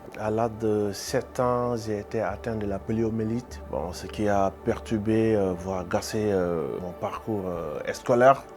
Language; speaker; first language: French; non-native, local second language; Wolof